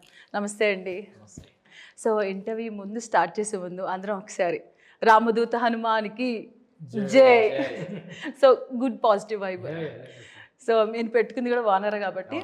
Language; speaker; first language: Telugu; native; Telugu